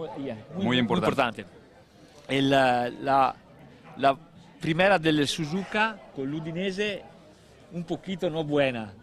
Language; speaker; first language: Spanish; non-native, learner; Italian